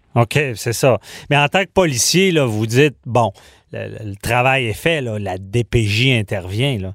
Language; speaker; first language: French; native; French